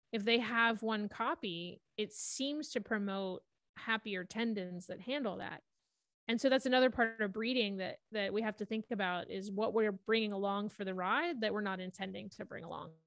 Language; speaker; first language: English; native; English